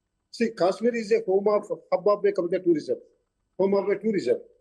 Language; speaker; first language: English; non-native, local second language; Telugu